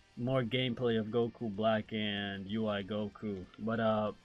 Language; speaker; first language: English; non-native, local second language; Jamaican Creole English